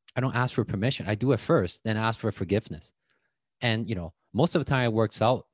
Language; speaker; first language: English; non-native, fluent; Chinese